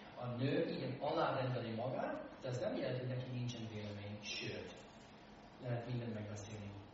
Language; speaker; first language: Hungarian; non-native, fluent; English